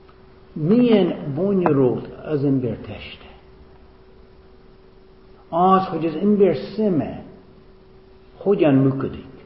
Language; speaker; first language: Hungarian; non-native, fluent; English